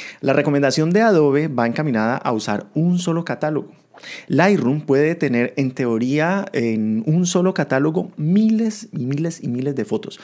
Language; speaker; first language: Spanish; native; Spanish